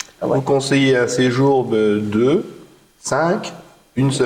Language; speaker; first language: French; native; French